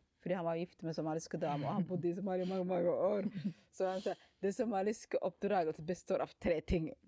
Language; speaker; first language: Norwegian; non-native, fluent; Somali